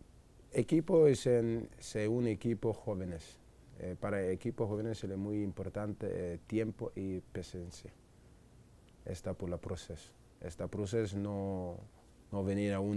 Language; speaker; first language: Spanish; non-native, learner; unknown